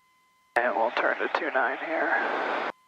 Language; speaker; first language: English; native; English